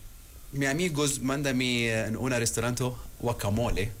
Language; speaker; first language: Spanish; non-native, learner; Arabic